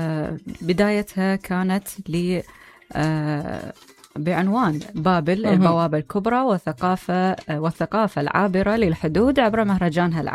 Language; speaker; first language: Arabic; native; Arabic